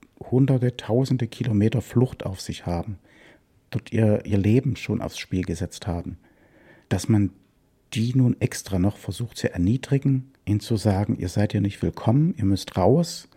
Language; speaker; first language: German; native; German